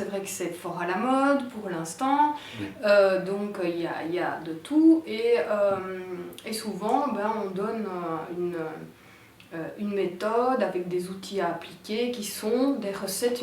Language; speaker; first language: French; native; French